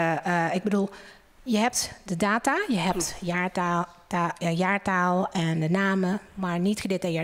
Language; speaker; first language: Dutch; non-native, fluent; Indonesian